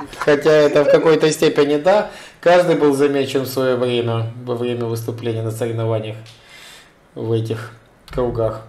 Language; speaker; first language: Russian; native; Russian